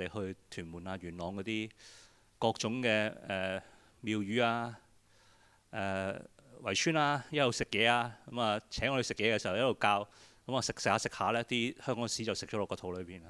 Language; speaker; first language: Cantonese; native; Cantonese